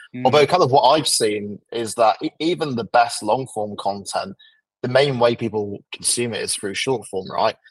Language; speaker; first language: English; native; English